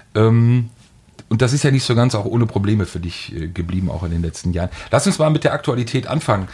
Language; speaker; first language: German; native; German